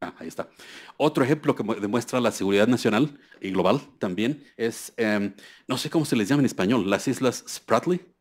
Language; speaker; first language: Spanish; native; Spanish